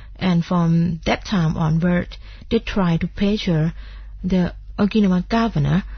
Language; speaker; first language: English; non-native, fluent; Thai